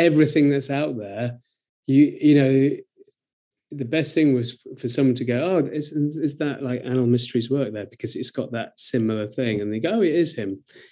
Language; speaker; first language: English; native; English